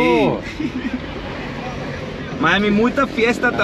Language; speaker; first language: Portuguese; non-native, learner; English